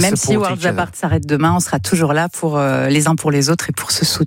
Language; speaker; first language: French; native; French